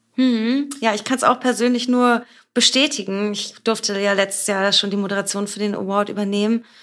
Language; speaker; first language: German; native; German